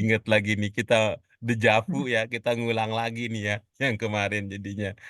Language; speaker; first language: Indonesian; native; Indonesian